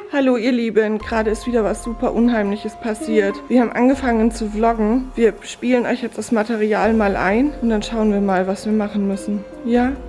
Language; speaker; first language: German; native; German